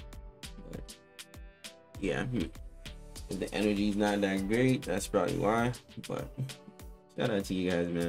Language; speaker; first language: English; native; English